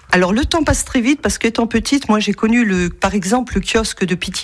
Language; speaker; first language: French; native; French